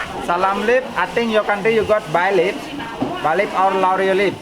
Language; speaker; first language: English; non-native, learner; Indonesian